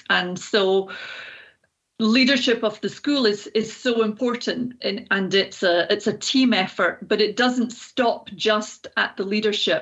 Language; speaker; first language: English; native; English